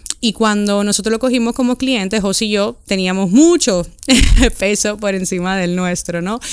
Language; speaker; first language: Spanish; native; Spanish